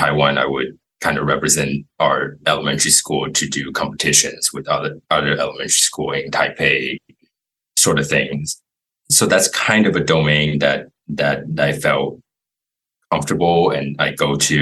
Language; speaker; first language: English; non-native, fluent; Chinese